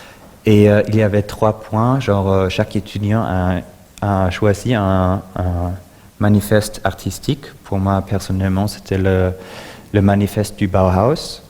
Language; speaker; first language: French; non-native, fluent; German